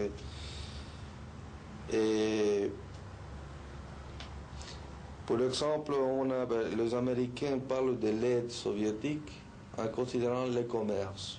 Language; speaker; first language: French; non-native, fluent; Spanish